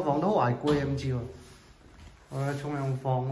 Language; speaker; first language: Chinese; native; Chinese